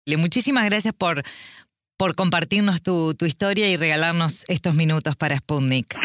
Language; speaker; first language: Spanish; native; Spanish